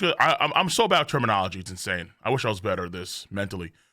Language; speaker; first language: English; native; English